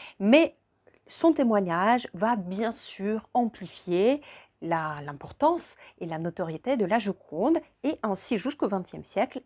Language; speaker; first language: French; non-native, fluent; Russian